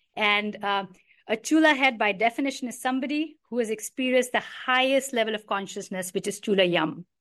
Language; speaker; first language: English; non-native, local second language; Hindi